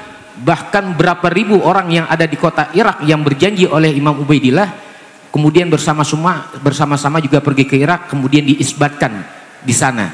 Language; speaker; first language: Indonesian; native; Indonesian